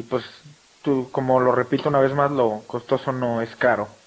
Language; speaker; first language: Spanish; native; Spanish